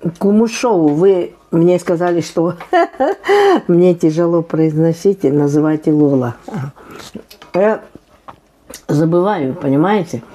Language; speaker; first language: Russian; native; Russian